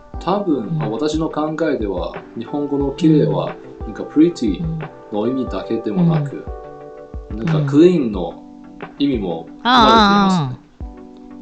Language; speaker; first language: Japanese; non-native, fluent; Chinese